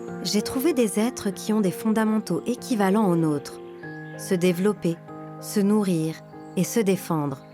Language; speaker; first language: French; native; French